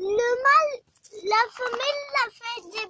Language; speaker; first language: French; native; French